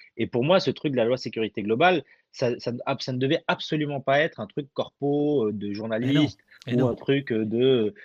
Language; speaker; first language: French; early bilingual, other home language; Arabic